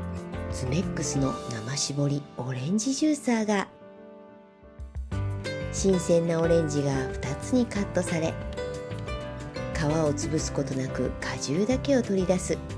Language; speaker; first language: Japanese; native; Japanese